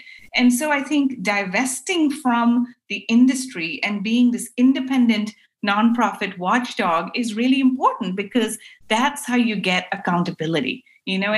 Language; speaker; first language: English; non-native, local second language; Urdu